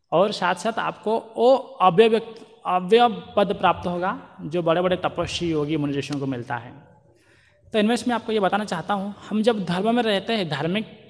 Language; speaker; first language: Hindi; non-native, local second language; Marathi